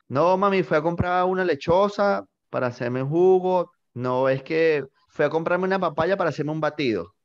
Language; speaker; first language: Spanish; native; Spanish